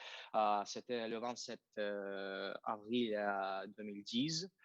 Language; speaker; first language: French; non-native, fluent; Russian